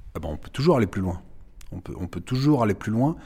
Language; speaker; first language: French; native; French